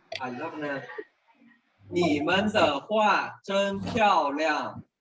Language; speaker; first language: Chinese; non-native, fluent; Thai